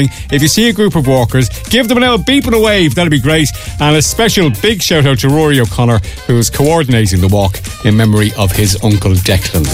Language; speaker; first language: English; native; English